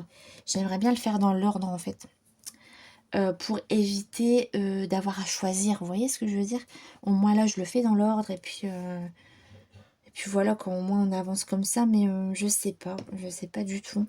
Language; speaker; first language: French; native; French